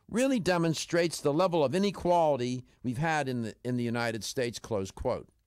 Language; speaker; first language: English; native; English